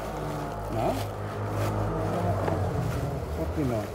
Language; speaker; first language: Spanish; non-native, learner; Filipino